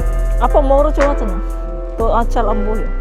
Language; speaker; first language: Korean; non-native, learner; Filipino